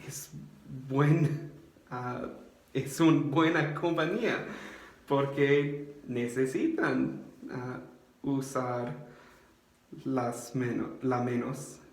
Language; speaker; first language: Spanish; non-native, learner; English